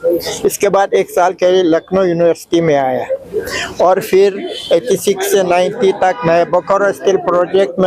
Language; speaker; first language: Hindi; non-native, fluent; Uzbek